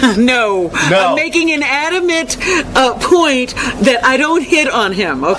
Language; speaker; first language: English; native; English